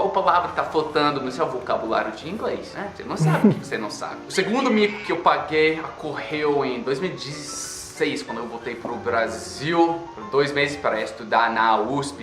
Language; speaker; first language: Portuguese; non-native, fluent; English